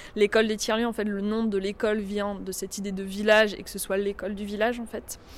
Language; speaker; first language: French; native; French